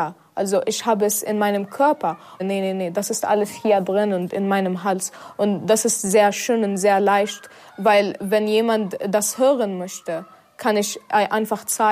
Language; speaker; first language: German; non-native, fluent; Arabic